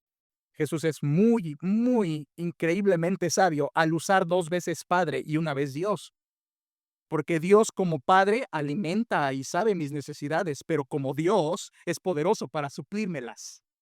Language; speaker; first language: Spanish; native; Spanish